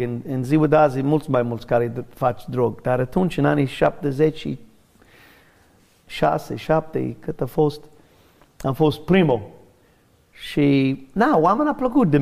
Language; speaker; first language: Romanian; non-native, learner; English